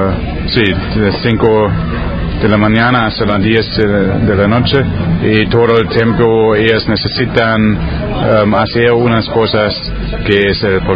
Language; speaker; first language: Spanish; non-native, learner; German